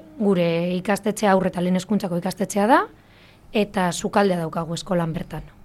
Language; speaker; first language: Basque; native; Basque